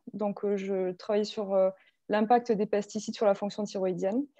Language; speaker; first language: French; native; French